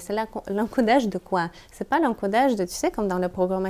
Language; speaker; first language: French; non-native, fluent; Russian